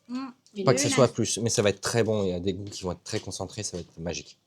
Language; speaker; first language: French; native; French